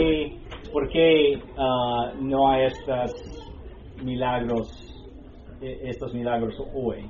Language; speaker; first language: Spanish; non-native, learner; English